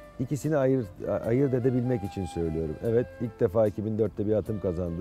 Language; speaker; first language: Turkish; native; Turkish